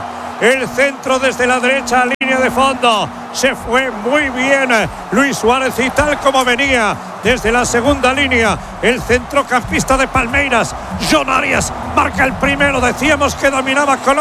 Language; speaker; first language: Spanish; native; Spanish